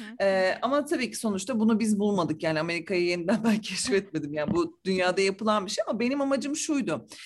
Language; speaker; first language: Turkish; native; Turkish